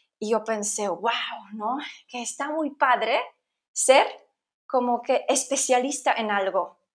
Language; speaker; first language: Spanish; non-native, fluent; Polish